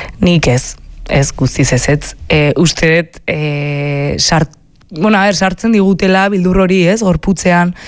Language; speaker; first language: Basque; native; Basque